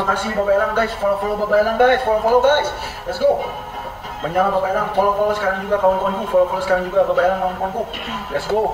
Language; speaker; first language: Indonesian; native; Indonesian